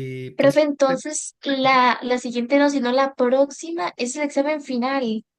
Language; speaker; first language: Spanish; native; Spanish